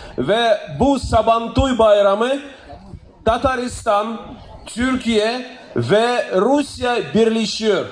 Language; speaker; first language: Turkish; non-native, fluent; Russian